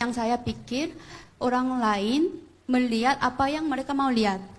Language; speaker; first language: Indonesian; non-native, fluent; Korean